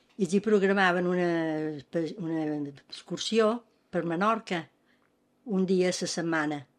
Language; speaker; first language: Catalan; native; Catalan